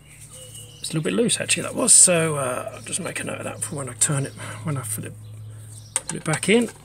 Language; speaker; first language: English; native; English